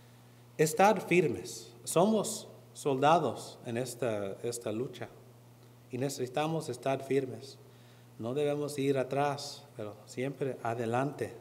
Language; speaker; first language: Spanish; non-native, learner; English